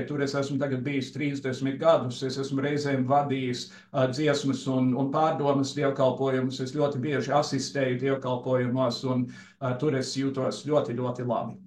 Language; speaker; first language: Latvian; early bilingual, heritage; Latvian